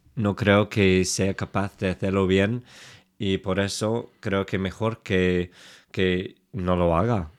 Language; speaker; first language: Spanish; non-native, fluent; English